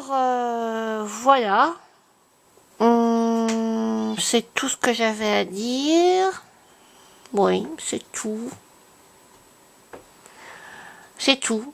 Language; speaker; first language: French; native; French